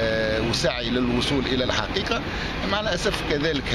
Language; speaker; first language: Arabic; native; Arabic